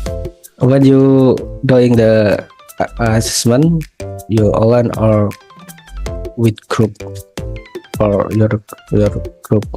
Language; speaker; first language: English; non-native, learner; Indonesian